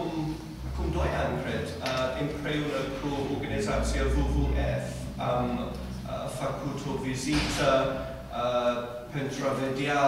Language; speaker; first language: Romanian; non-native, fluent; English